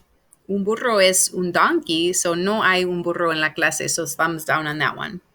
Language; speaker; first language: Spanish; non-native, fluent; English